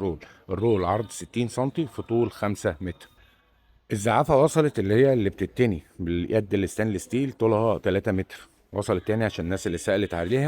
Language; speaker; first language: Arabic; native; Arabic